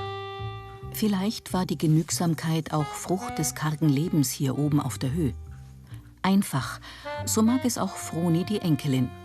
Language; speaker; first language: German; native; German